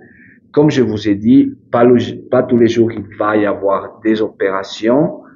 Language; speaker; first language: French; non-native, fluent; Spanish